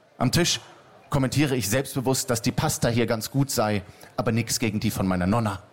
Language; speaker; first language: German; native; German